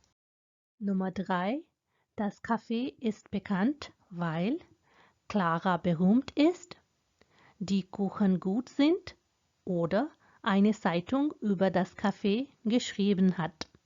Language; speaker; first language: German; non-native, fluent; Hindi